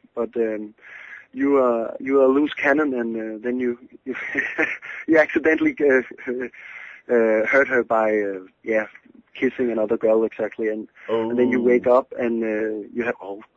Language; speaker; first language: English; non-native, fluent; Danish